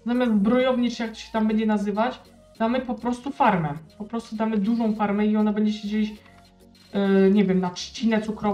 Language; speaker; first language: Polish; native; Polish